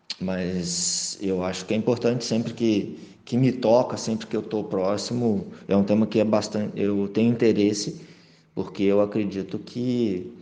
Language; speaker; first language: Portuguese; native; Portuguese